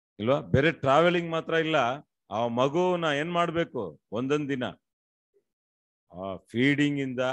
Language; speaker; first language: Kannada; non-native, local second language; Tamil